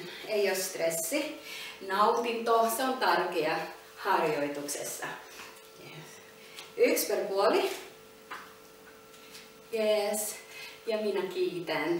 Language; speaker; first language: Finnish; non-native, learner; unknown